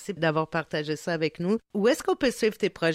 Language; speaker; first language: French; native; French